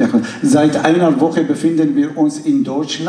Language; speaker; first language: German; non-native, fluent; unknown